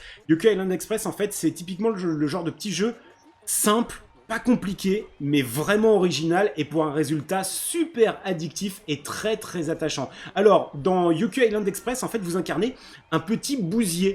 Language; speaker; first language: French; native; French